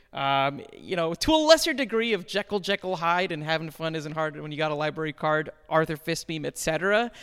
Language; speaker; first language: English; early bilingual, other home language; Hindi